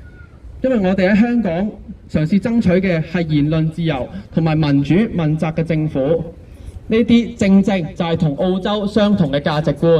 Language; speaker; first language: Cantonese; native; Cantonese